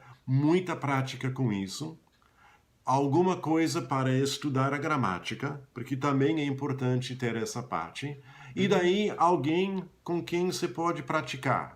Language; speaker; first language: Portuguese; non-native, fluent; English